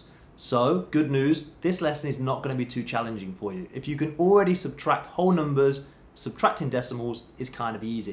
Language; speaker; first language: English; native; English